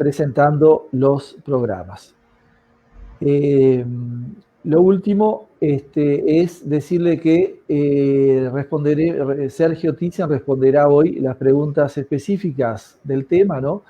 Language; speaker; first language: Spanish; native; Spanish